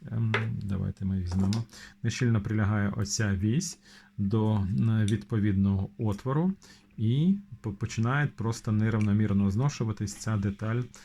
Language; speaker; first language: Ukrainian; non-native, local second language; Russian